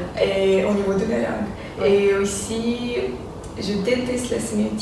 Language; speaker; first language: French; non-native, fluent; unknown